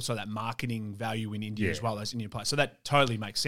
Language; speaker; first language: English; native; English